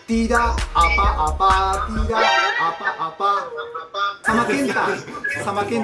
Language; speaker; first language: Indonesian; non-native, fluent; Japanese